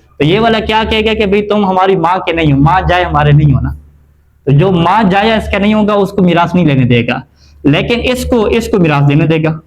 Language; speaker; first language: Urdu; native; Urdu